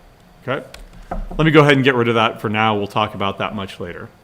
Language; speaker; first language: English; native; English